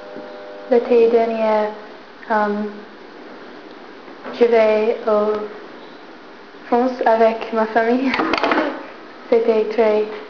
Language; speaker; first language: French; non-native, learner; English